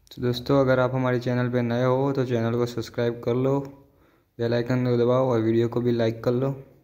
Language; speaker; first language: Hindi; non-native, local second language; Gujarati